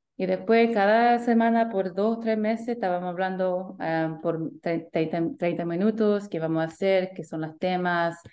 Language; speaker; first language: Spanish; early bilingual, heritage; Spanish